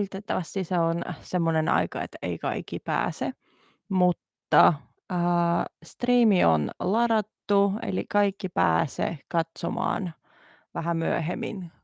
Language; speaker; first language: Finnish; non-native, learner; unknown